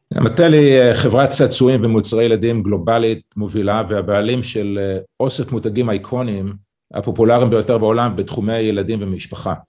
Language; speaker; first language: Hebrew; native; Hebrew